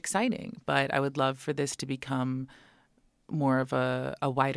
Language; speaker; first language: English; native; English